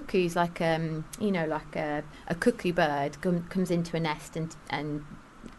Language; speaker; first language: English; native; English